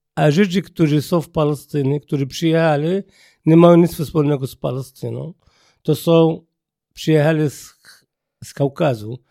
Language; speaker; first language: Polish; non-native, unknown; Arabic